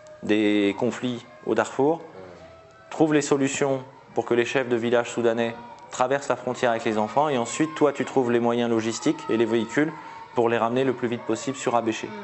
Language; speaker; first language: French; native; French